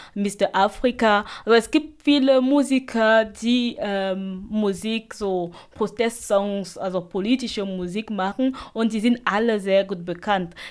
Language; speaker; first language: German; non-native, fluent; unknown